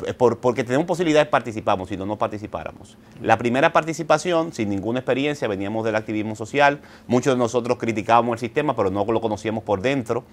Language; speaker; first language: Spanish; native; Spanish